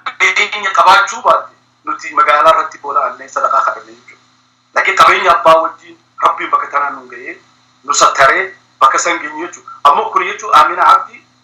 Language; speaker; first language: Oromo; early bilingual, heritage; Somali